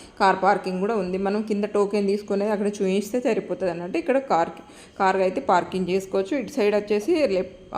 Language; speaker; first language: Telugu; native; Telugu